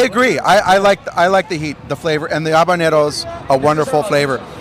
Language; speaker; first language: English; native; English